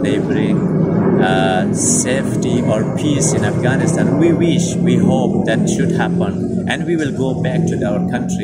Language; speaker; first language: English; non-native, fluent; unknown